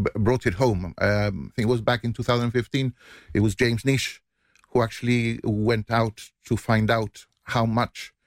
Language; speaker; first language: English; non-native, fluent; Spanish